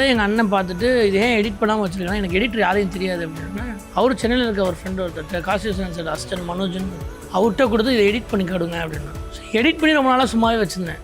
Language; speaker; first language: Tamil; native; Tamil